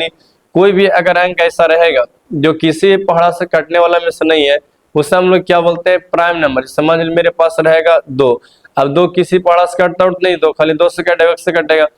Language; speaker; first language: Hindi; native; Hindi